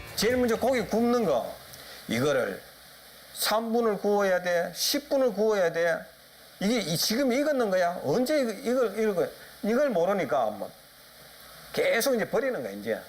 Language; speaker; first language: Korean; native; Korean